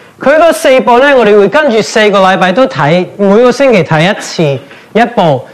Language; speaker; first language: Cantonese; non-native, fluent; English